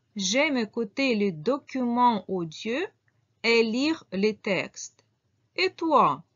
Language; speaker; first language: French; non-native, fluent; Ukrainian